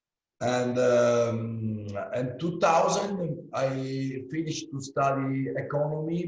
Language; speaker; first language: English; non-native, learner; Italian